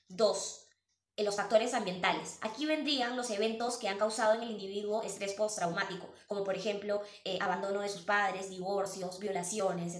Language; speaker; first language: Spanish; native; Spanish